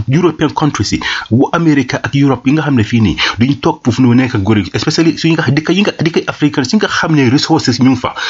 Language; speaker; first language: Wolof; non-native, local second language; Serer